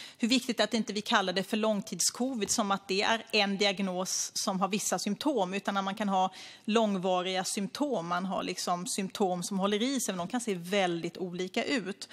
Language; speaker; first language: Swedish; native; Swedish